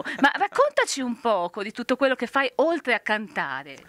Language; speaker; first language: Italian; native; Italian